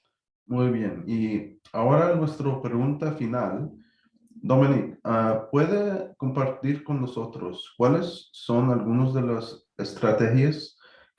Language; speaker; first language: Spanish; early bilingual, heritage; Spanish